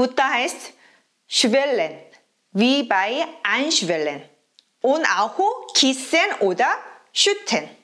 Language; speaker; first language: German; non-native, fluent; Korean